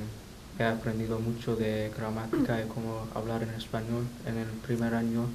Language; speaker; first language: Spanish; non-native, learner; English